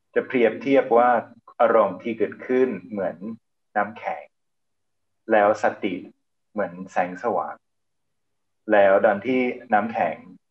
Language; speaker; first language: Thai; non-native, fluent; English